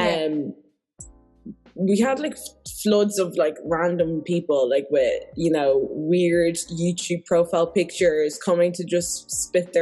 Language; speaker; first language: English; native; English